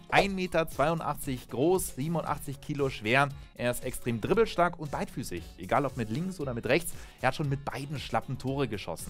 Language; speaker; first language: German; native; German